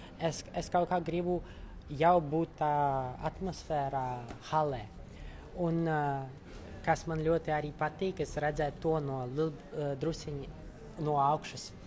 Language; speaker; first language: Latvian; non-native, local second language; Russian